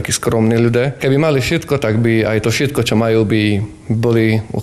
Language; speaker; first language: Slovak; non-native, local second language; Rusyn